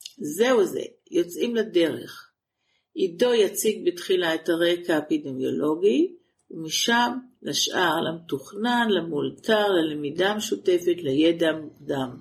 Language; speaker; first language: Hebrew; native; Hebrew